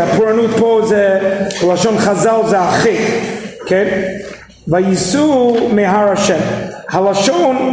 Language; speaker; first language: Hebrew; non-native, fluent; English